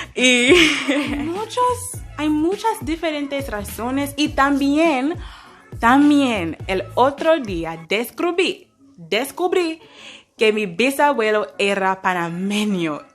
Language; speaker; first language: Spanish; non-native, fluent; English